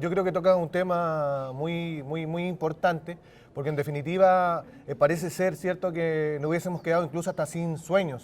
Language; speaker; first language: Spanish; native; Spanish